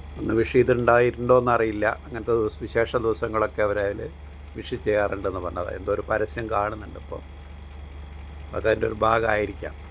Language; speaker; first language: Malayalam; native; Malayalam